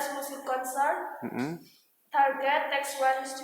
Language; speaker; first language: English; non-native, learner; Indonesian